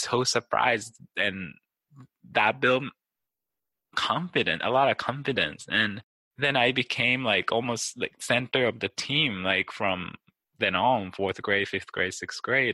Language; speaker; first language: English; non-native, fluent; Japanese